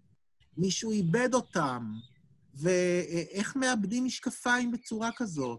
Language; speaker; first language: Hebrew; native; Hebrew